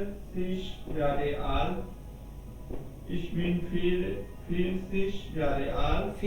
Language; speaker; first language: German; non-native, learner; Urdu